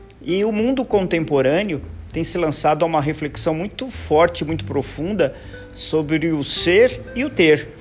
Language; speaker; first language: Portuguese; native; Portuguese